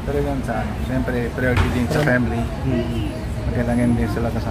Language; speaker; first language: Filipino; non-native, learner; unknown